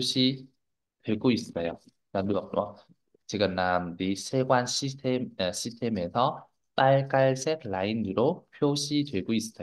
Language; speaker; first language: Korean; non-native, fluent; Vietnamese